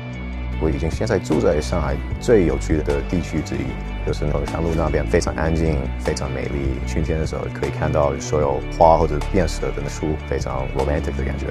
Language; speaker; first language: Chinese; early bilingual, heritage; English